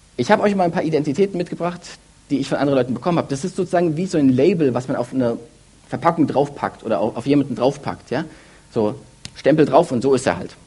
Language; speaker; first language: German; early bilingual, other home language; Russian